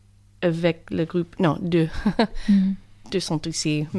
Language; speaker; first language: French; non-native, learner; English